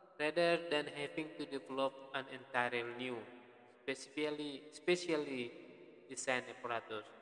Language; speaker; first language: English; non-native, fluent; Indonesian